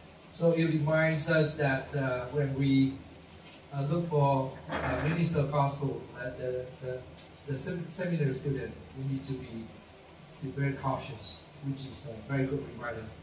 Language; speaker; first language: English; non-native, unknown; Chinese